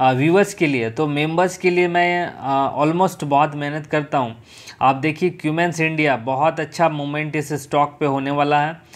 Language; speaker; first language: Hindi; native; Hindi